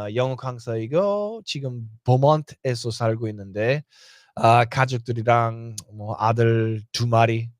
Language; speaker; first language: Korean; non-native, fluent; English